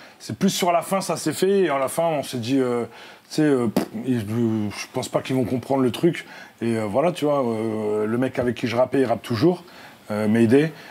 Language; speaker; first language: French; native; French